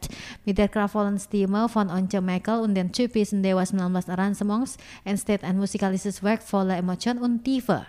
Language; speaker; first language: German; non-native, fluent; Indonesian